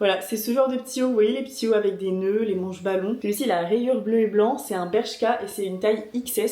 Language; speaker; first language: French; native; French